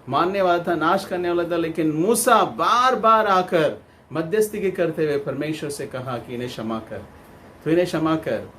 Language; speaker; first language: Hindi; non-native, local second language; Kannada